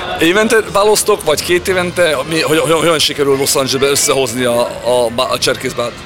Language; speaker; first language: Hungarian; early bilingual, heritage; Hungarian